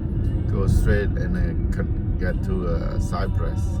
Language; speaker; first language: English; non-native, learner; Khmer